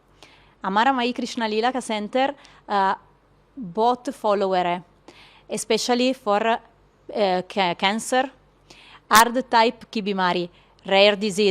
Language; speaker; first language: Hindi; non-native, learner; Italian